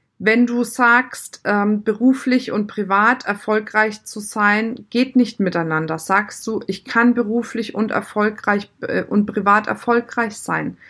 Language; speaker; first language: German; native; German